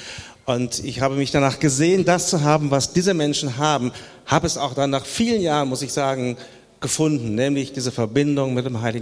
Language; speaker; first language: German; native; German